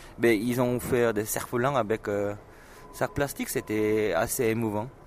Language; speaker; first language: French; non-native, fluent; Korean